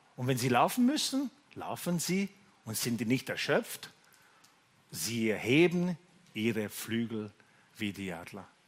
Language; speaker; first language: German; non-native, fluent; Italian